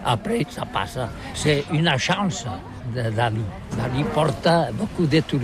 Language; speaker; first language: French; non-native, learner; Catalan